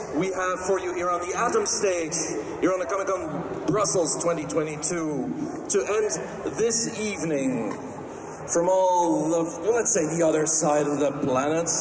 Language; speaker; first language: English; non-native, fluent; French